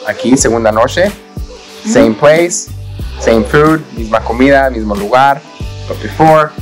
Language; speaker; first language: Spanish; early bilingual, heritage; English